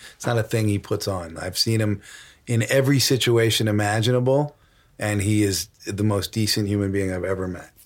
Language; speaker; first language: English; native; English